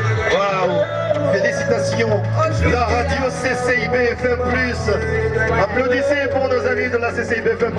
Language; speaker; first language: French; non-native, local second language; Rundi